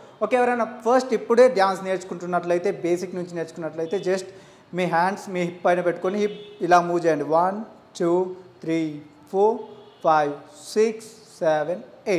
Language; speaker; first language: Telugu; native; Telugu